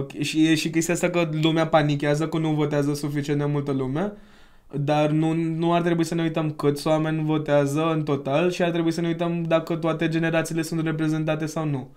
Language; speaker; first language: Romanian; non-native, fluent; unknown